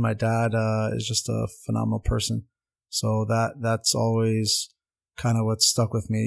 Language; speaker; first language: English; non-native, local second language; Armenian